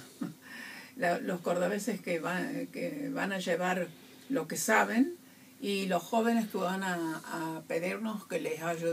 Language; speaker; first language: Spanish; native; Spanish